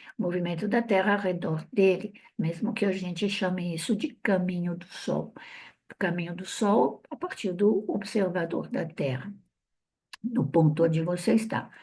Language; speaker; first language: Portuguese; early bilingual, other home language; Italian